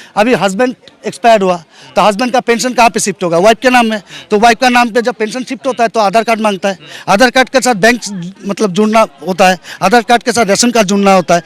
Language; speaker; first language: Hindi; non-native, local second language; Bangla